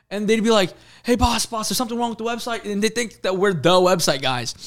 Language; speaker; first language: English; early bilingual, other home language; Urdu